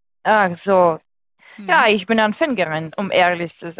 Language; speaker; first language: German; non-native, fluent; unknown